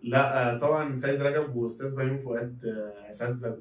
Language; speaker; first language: Arabic; native; Arabic